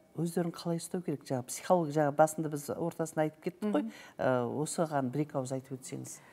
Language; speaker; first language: Kazakh; native; Kazakh